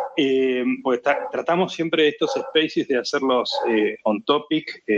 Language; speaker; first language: Spanish; native; Spanish